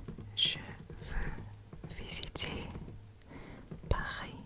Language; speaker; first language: French; non-native, learner; English